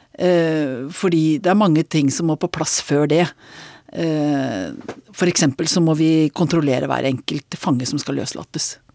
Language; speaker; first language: Norwegian; native; Norwegian